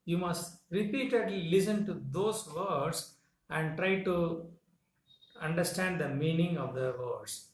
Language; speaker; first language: English; non-native, local second language; Tamil